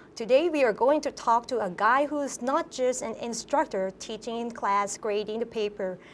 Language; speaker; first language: English; non-native, fluent; Thai